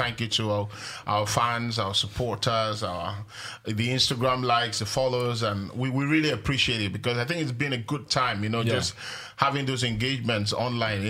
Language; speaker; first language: English; non-native, local second language; Yoruba